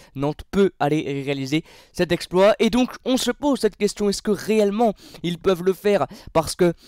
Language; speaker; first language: French; native; French